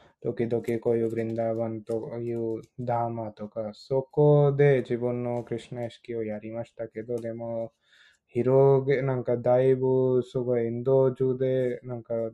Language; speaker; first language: Japanese; non-native, learner; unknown